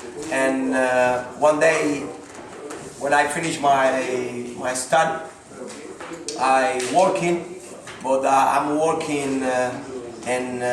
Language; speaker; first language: English; non-native, learner; Spanish